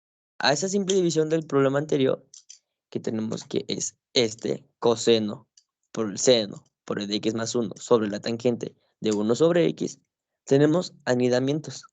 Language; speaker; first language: Spanish; native; Spanish